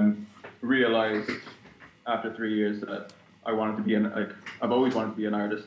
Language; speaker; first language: English; native; English